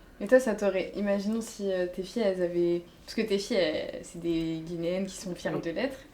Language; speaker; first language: French; early bilingual, other home language; Arabic